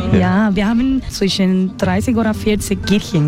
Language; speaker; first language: German; non-native, learner; Spanish